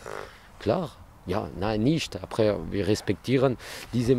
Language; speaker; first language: German; non-native, learner; French